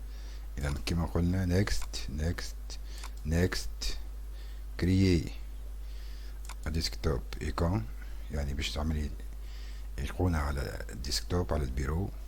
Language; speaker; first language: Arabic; native; Arabic